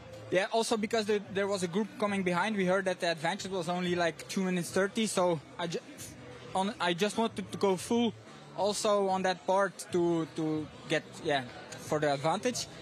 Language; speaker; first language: English; non-native, fluent; Dutch